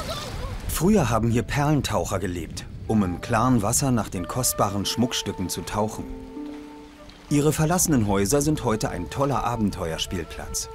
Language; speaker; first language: German; native; German